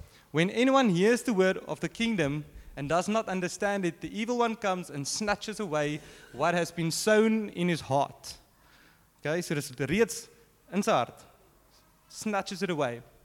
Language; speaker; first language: English; non-native, local second language; Afrikaans